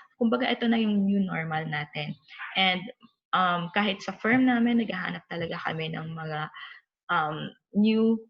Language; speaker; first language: Filipino; non-native, local second language; Bikol